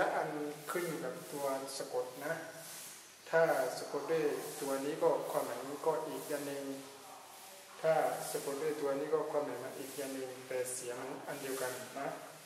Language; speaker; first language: Thai; non-native, fluent; Burmese